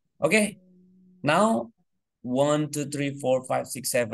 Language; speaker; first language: English; non-native, fluent; Indonesian